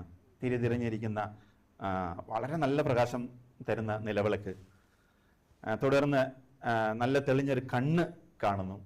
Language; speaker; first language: Malayalam; native; Malayalam